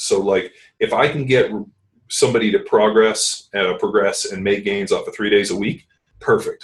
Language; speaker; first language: English; native; English